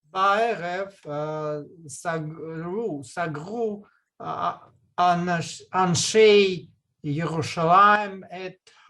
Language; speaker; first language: Hebrew; non-native, learner; Russian